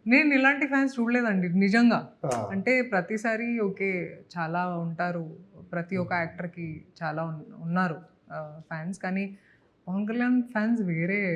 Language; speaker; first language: Telugu; non-native, local second language; Hindi